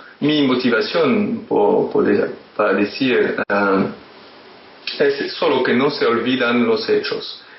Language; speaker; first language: Spanish; non-native, fluent; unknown